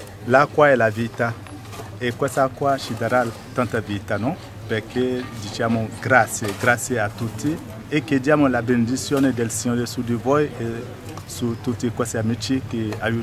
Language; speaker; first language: Italian; non-native, fluent; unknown